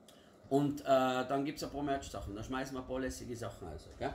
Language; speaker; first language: German; native; German